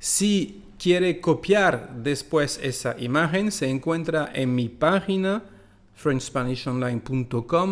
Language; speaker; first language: Spanish; non-native, fluent; French